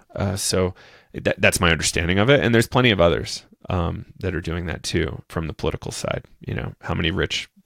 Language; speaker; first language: English; native; English